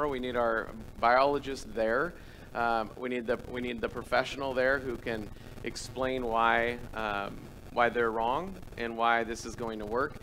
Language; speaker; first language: English; native; English